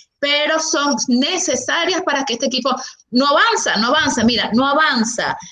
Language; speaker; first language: Spanish; native; Spanish